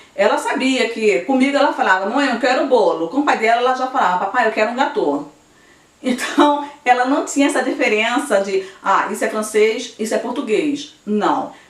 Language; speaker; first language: Portuguese; native; Portuguese